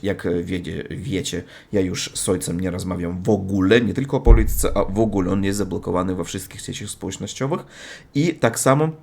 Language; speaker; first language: Polish; non-native, learner; Russian